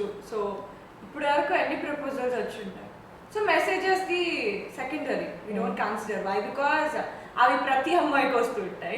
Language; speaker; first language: Telugu; native; Telugu